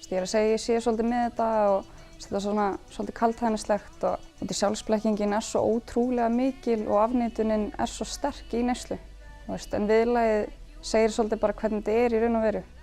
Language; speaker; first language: Icelandic; early bilingual, other home language; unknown